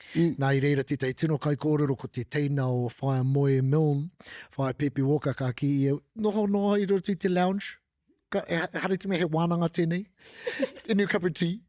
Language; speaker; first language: Māori; non-native, local second language; English